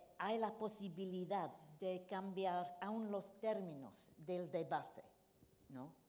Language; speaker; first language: Spanish; non-native, fluent; English